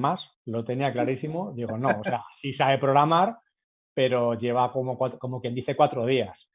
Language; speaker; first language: Spanish; native; Spanish